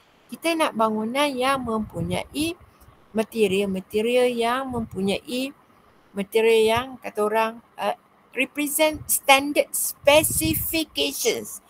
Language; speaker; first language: Malay; native; Malay